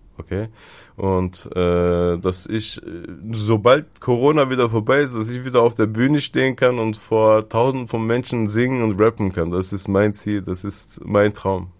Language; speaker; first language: German; early bilingual, other home language; Turkish